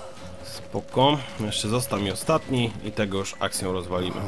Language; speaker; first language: Polish; native; Polish